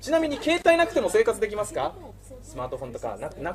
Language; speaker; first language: Japanese; native; Japanese